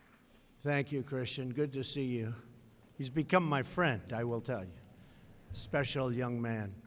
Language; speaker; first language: English; native; English